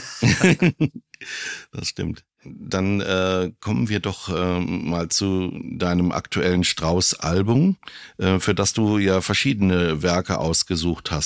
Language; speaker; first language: German; native; German